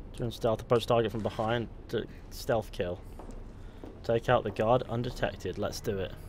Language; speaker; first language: English; native; English